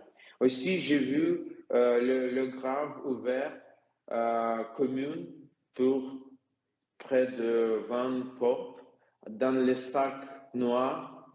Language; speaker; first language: French; non-native, learner; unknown